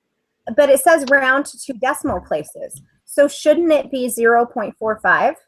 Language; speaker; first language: English; native; English